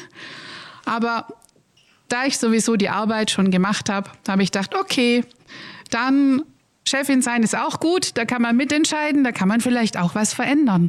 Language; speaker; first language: German; native; German